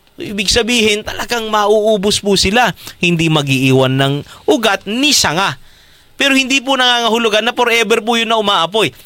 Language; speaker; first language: Filipino; native; Filipino